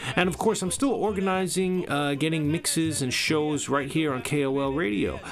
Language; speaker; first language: English; native; English